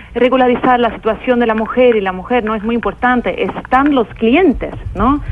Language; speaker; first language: Spanish; non-native, fluent; Swedish